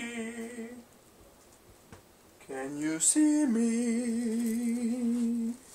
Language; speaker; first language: English; native; English